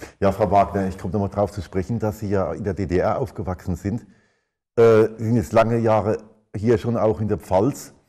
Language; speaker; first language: German; native; German